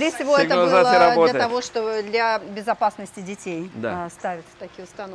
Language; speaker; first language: Russian; native; Russian